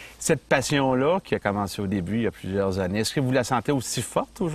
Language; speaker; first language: French; native; French